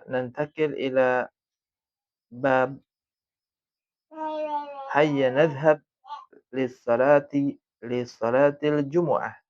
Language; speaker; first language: Arabic; non-native, fluent; Indonesian